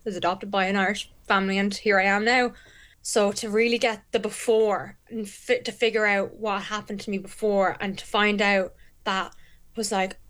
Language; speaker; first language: English; native; English